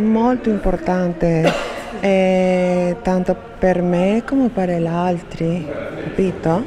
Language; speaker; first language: Italian; non-native, fluent; Spanish